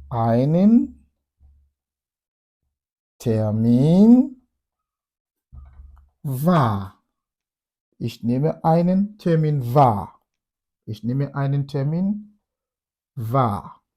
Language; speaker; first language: German; non-native, fluent; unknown